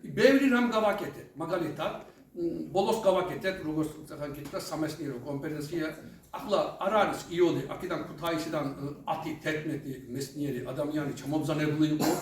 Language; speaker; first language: Georgian; non-native, fluent; Turkish